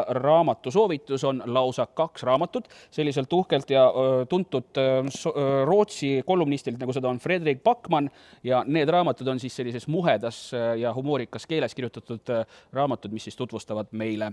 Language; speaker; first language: Estonian; native; Estonian